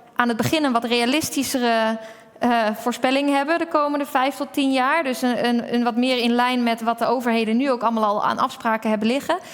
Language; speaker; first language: Dutch; native; Dutch